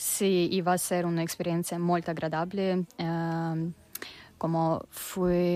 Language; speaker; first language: Catalan; non-native, learner; Russian